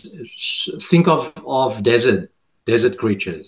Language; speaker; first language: English; non-native, local second language; Afrikaans